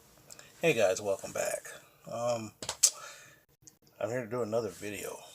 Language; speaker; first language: English; native; English